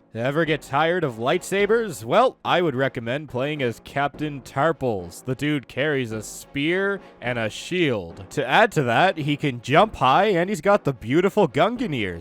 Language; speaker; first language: English; native; English